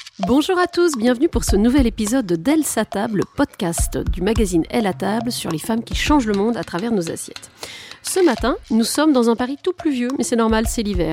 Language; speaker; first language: French; native; French